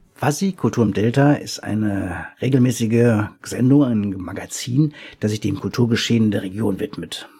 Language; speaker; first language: German; native; German